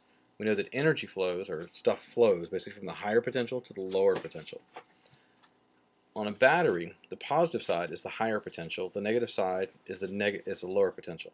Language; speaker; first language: English; native; English